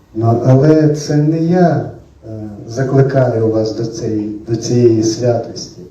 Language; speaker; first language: Ukrainian; non-native, local second language; Russian